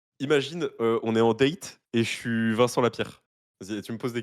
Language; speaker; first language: French; native; French